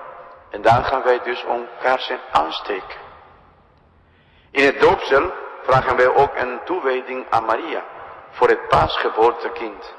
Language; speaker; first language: Dutch; non-native, fluent; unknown